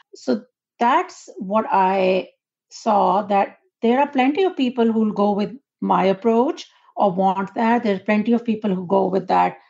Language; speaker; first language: English; non-native, local second language; Urdu